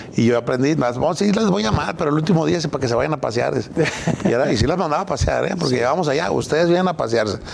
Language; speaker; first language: Spanish; native; Spanish